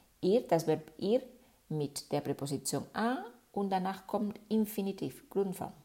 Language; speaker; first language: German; non-native, fluent; Spanish